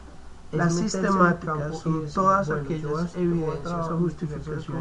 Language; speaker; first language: Spanish; native; Spanish